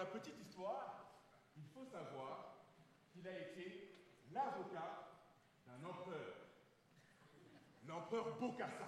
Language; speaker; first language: French; native; French